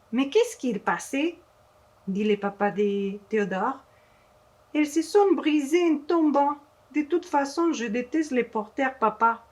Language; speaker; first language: French; non-native, fluent; Spanish